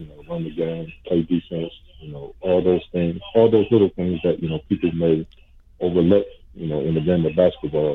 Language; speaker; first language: English; native; English